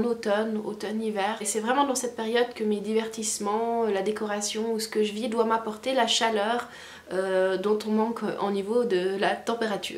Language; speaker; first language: French; native; French